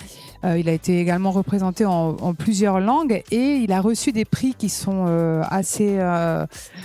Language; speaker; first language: French; native; French